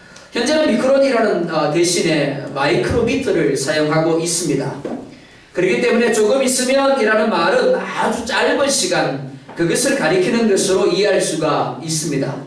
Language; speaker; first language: Korean; native; Korean